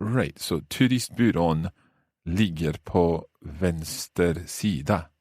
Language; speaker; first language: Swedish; non-native, learner; English